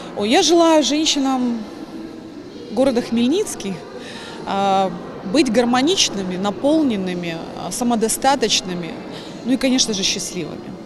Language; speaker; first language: Russian; native; Russian